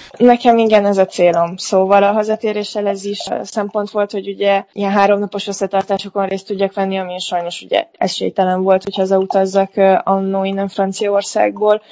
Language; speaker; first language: Hungarian; native; Hungarian